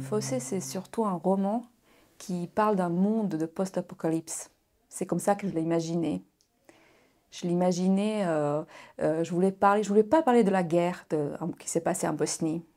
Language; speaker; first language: French; non-native, fluent; Bosnian